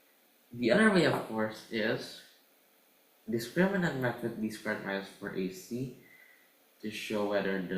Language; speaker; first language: English; non-native, fluent; Indonesian